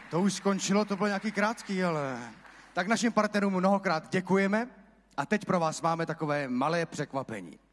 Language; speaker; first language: Czech; native; Czech